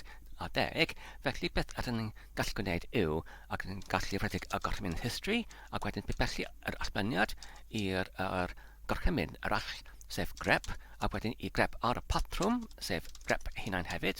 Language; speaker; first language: Welsh; non-native, learner; Polish